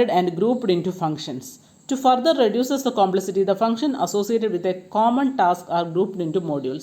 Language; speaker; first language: English; non-native, local second language; Malayalam